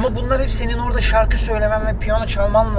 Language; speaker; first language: Turkish; native; Turkish